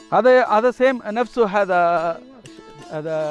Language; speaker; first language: Arabic; non-native, learner; Malayalam